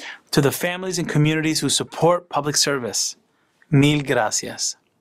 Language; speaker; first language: English; early bilingual, other home language; Spanish